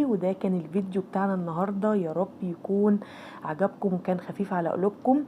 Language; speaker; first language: Arabic; native; Arabic